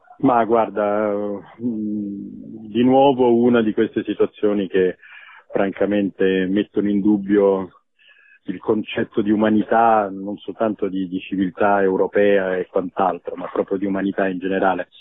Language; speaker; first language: Italian; native; Italian